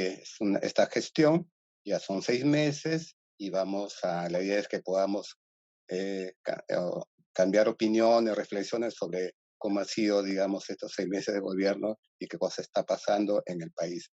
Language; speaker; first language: Spanish; native; Spanish